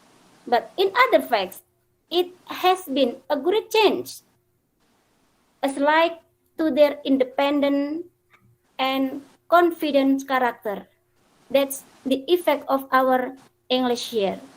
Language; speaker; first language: English; non-native, fluent; Indonesian